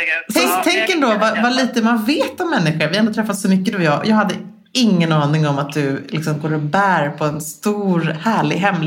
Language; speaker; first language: Swedish; native; Swedish